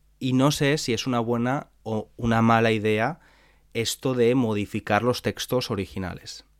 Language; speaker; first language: Spanish; native; Spanish